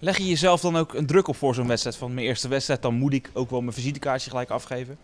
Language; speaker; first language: Dutch; native; Dutch